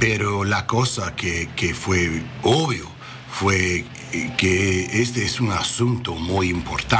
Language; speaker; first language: Spanish; non-native, learner; English